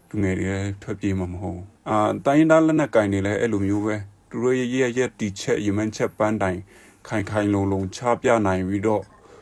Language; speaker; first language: Burmese; non-native, local second language; Shan